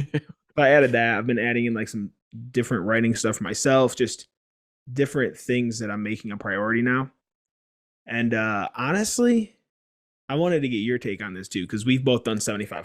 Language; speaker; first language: English; native; English